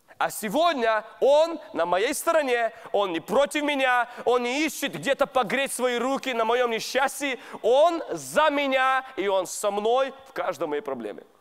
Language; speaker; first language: Russian; native; Russian